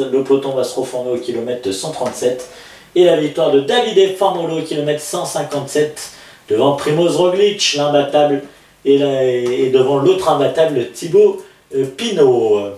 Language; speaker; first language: French; native; French